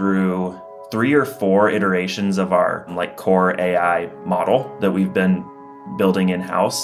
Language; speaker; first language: English; native; English